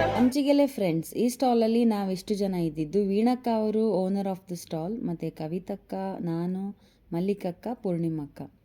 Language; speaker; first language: Kannada; non-native, local second language; Tulu